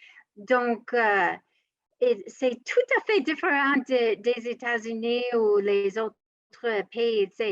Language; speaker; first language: French; non-native, learner; English